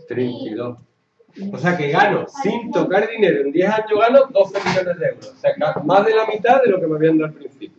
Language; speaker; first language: Spanish; native; Spanish